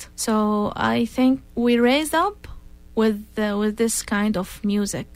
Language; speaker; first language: English; non-native, fluent; Arabic